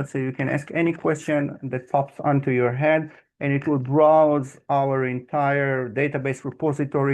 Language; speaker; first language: English; non-native, fluent; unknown